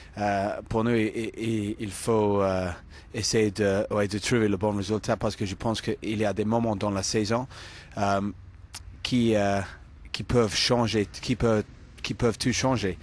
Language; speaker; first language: French; non-native, fluent; English